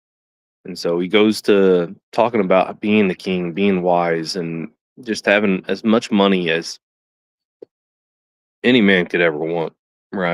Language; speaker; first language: English; native; English